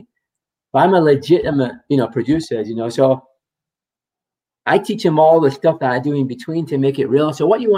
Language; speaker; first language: English; native; English